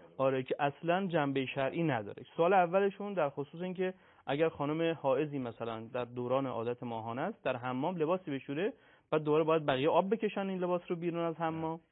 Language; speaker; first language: Persian; native; Persian